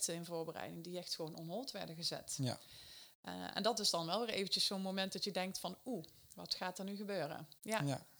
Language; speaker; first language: Dutch; native; Dutch